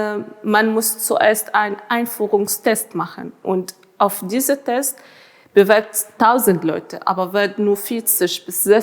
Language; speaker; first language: German; non-native, fluent; Arabic